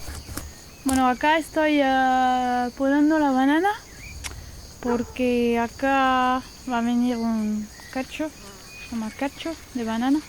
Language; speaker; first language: Spanish; non-native, fluent; French